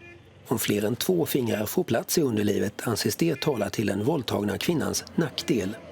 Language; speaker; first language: Swedish; native; Swedish